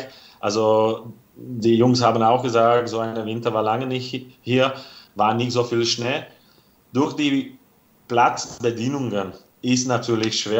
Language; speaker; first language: German; non-native, fluent; Slovak